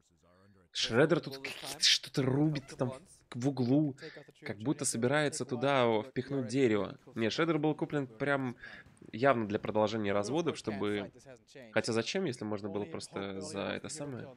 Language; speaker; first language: Russian; native; Russian